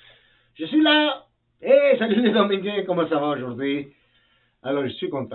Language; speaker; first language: French; non-native, fluent; Spanish